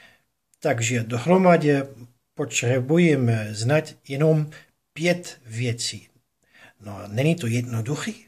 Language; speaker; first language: Czech; non-native, fluent; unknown